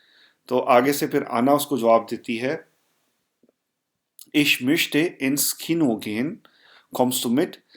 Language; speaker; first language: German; non-native, fluent; Urdu